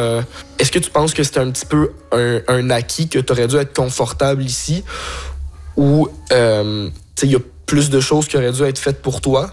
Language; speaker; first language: French; native; French